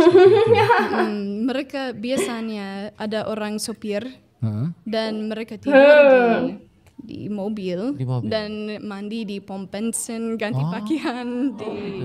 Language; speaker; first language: Indonesian; non-native, fluent; English